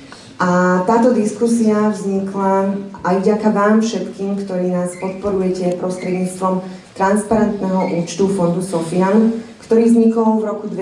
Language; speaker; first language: Slovak; native; Slovak